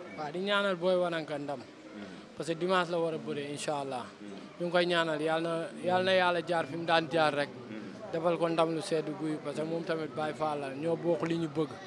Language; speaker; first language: Wolof; native; Wolof